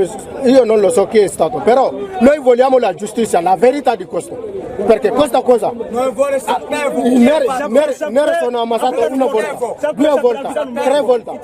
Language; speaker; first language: Italian; non-native, learner; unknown